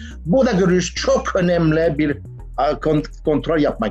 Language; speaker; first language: Turkish; non-native, learner; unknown